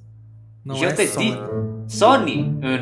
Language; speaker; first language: Portuguese; non-native, fluent; Indonesian